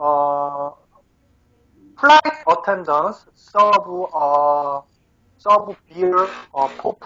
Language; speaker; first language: English; non-native, learner; Korean